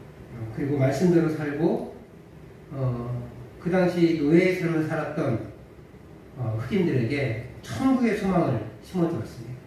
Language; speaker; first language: Korean; native; Korean